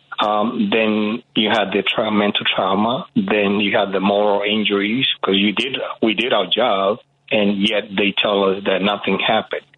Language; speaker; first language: English; early bilingual, other home language; Spanish